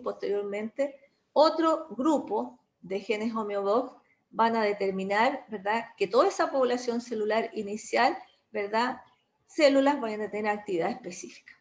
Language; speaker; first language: Spanish; native; Spanish